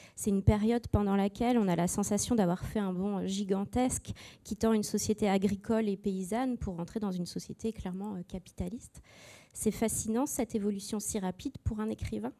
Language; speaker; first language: French; native; French